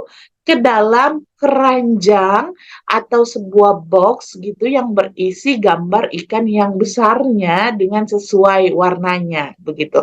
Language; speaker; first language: Indonesian; native; Indonesian